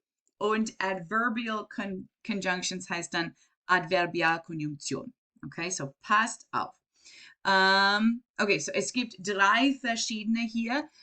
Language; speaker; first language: German; non-native, fluent; English